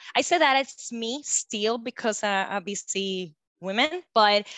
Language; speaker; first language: English; non-native, fluent; Spanish